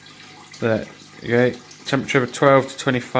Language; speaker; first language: English; native; English